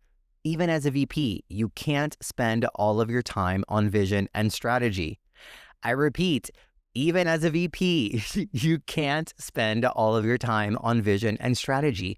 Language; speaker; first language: English; native; English